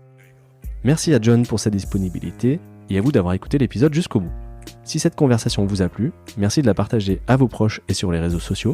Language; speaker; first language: French; native; French